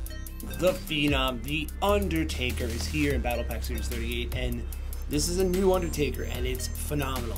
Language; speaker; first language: English; native; English